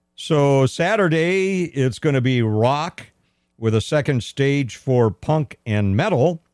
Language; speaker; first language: English; native; English